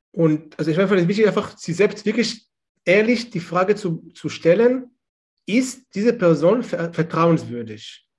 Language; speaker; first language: German; non-native, fluent; Hebrew